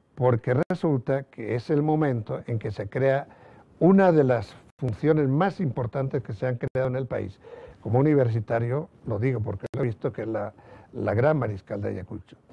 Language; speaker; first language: Spanish; native; Spanish